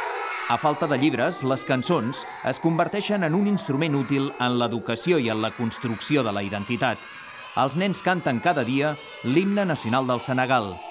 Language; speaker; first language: Catalan; native; Catalan